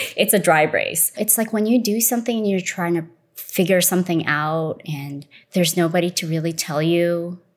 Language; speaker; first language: English; early bilingual, other home language; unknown